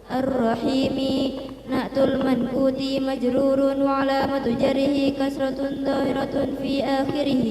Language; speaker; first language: Arabic; non-native, learner; Indonesian